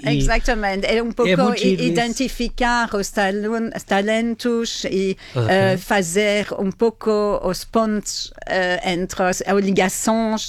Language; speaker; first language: Portuguese; non-native, learner; French